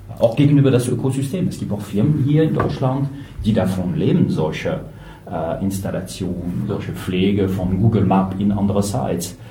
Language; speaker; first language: German; non-native, fluent; French